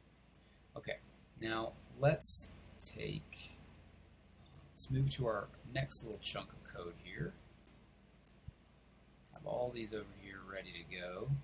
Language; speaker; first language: English; native; English